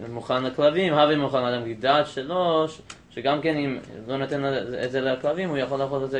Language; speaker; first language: Hebrew; non-native, learner; English